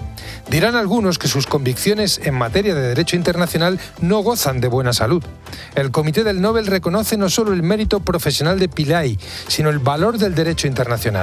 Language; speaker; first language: Spanish; native; Spanish